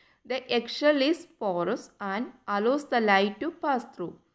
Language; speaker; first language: English; non-native, local second language; Malayalam